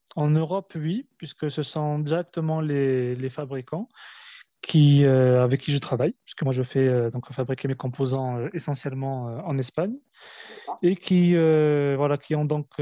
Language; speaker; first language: French; early bilingual, other home language; Arabic